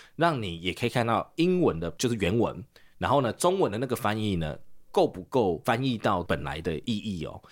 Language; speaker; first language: Chinese; early bilingual, heritage; Chinese